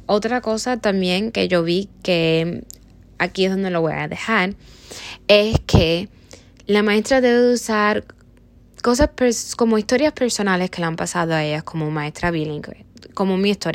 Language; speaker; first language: Spanish; early bilingual, heritage; Spanish